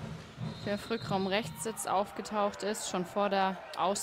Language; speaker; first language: German; native; German